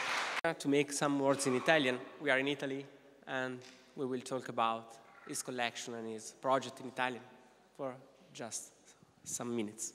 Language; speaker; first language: English; non-native, fluent; Italian